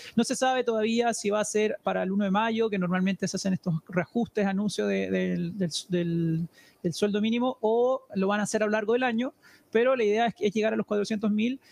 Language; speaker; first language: Spanish; native; Spanish